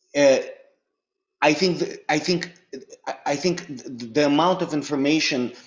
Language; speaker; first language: English; early bilingual, other home language; Russian